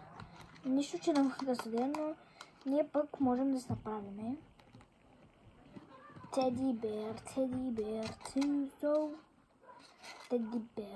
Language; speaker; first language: Bulgarian; native; Bulgarian